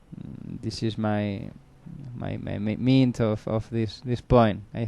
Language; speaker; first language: English; non-native, learner; Spanish